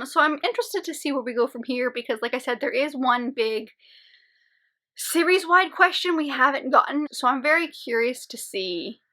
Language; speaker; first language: English; native; English